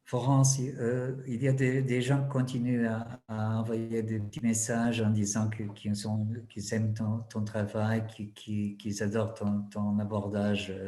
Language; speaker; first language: French; non-native, fluent; Portuguese